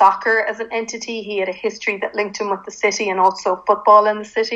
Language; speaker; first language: English; native; English